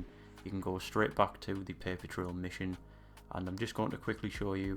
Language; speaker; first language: English; native; English